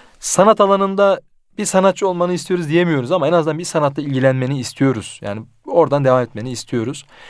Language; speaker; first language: Turkish; early bilingual, heritage; Turkish